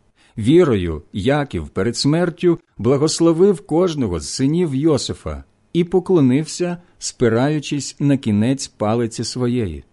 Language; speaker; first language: Ukrainian; native; Ukrainian